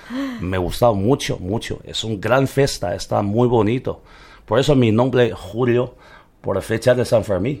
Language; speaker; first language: Spanish; non-native, learner; Chinese